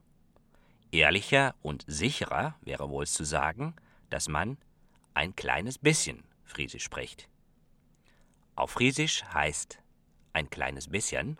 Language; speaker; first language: German; non-native, fluent; Western Frisian